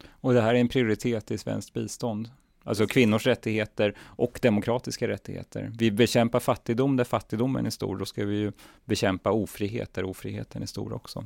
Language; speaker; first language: Swedish; native; Swedish